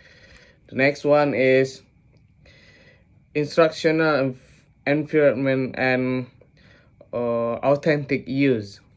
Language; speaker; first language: English; non-native, learner; Indonesian